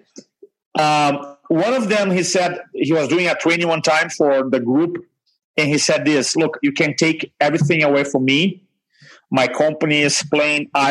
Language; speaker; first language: English; non-native, fluent; Portuguese